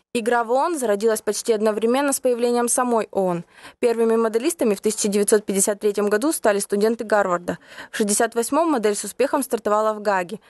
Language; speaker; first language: Russian; native; Russian